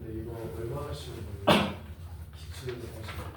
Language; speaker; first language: Korean; native; Korean